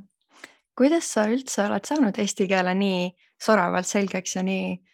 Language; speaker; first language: Estonian; native; Estonian